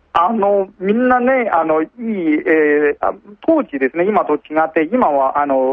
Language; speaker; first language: Japanese; non-native, fluent; Chinese